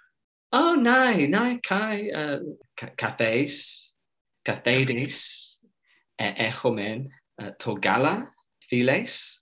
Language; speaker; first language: Greek; non-native, fluent; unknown